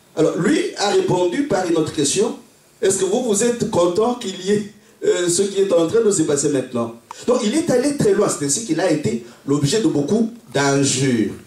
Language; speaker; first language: French; non-native, local second language; Luba-Lulua